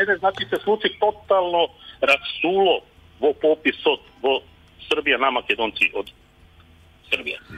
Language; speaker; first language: Macedonian; early bilingual, heritage; Macedonian